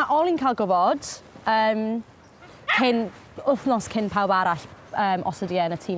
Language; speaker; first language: Welsh; native; Welsh